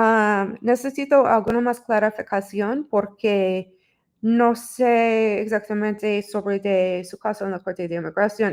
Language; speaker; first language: Spanish; non-native, learner; English